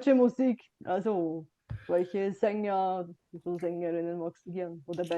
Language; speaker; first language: German; non-native, fluent; Bulgarian